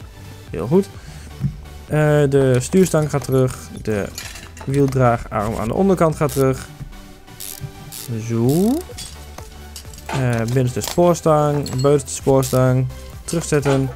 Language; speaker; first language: Dutch; native; Dutch